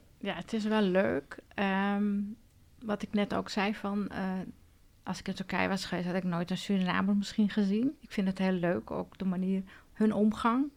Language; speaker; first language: Dutch; early bilingual, other home language; Turkish